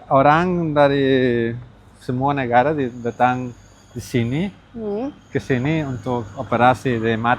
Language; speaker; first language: Indonesian; non-native, learner; Catalan